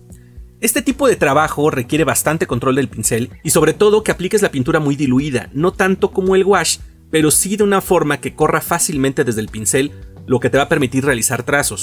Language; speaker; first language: Spanish; native; Spanish